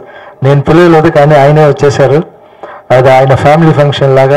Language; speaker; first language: Telugu; non-native, local second language; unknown